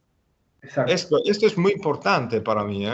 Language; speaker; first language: Spanish; non-native, fluent; Italian